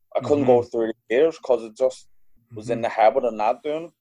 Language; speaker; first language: English; native; English